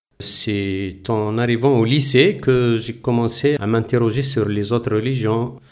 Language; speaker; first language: French; non-native, local second language; Kabyle